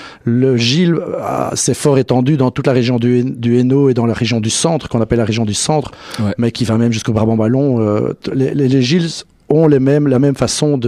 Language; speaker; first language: French; native; French